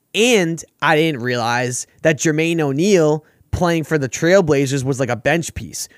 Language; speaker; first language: English; native; English